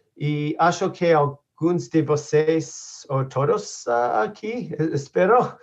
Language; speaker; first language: Portuguese; non-native, learner; English